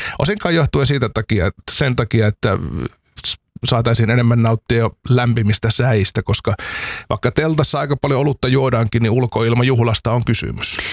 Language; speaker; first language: Finnish; native; Finnish